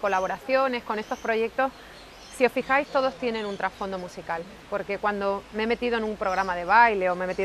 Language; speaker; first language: Spanish; native; Spanish